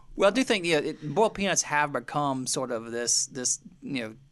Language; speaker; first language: English; native; English